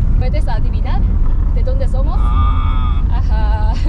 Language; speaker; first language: Spanish; non-native, learner; Korean